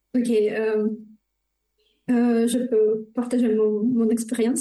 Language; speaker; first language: French; non-native, fluent; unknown